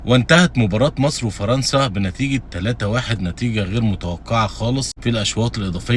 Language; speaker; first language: Arabic; native; Arabic